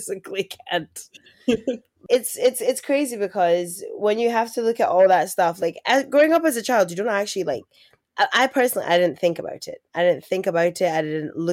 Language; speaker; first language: English; native; English